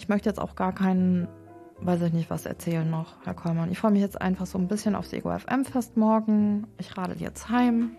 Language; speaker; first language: German; native; German